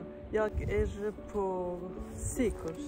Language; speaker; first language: Swedish; non-native, learner; Hazaragi